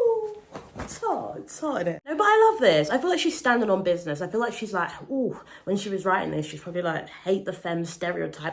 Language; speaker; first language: English; native; English